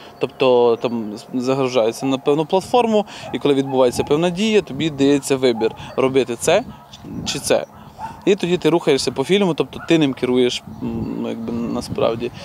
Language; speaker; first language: Ukrainian; native; Ukrainian